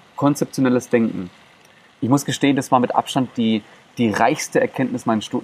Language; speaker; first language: German; non-native, local second language; Greek